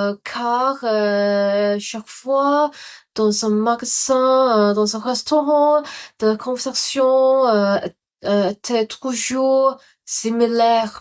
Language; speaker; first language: French; non-native, learner; Cantonese